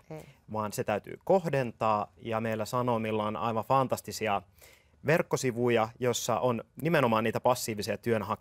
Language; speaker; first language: Finnish; native; Finnish